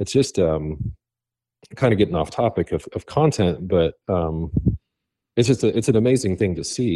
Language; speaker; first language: English; native; English